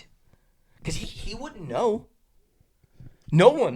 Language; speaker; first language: English; native; English